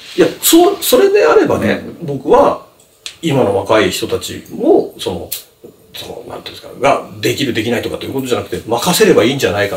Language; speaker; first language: Japanese; native; Japanese